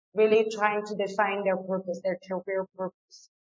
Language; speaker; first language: English; non-native, fluent; French